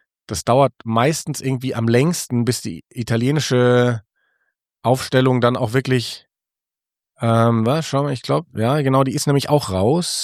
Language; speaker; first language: German; native; German